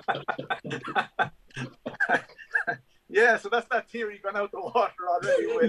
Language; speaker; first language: English; native; English